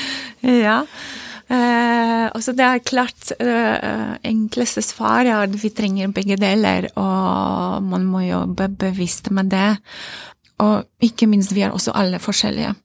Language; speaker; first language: Norwegian; non-native, fluent; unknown